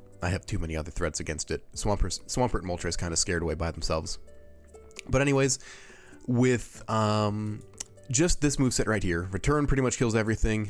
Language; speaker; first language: English; native; English